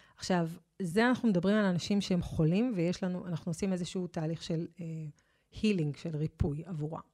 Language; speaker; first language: Hebrew; native; Hebrew